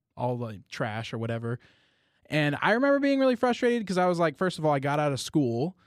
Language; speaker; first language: English; native; English